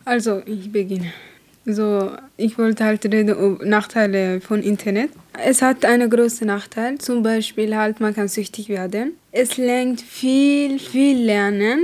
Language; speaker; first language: German; non-native, learner; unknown